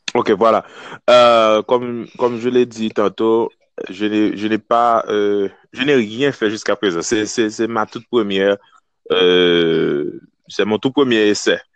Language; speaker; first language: French; non-native, local second language; Haitian Creole